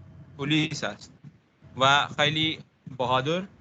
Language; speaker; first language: Persian; non-native, learner; Urdu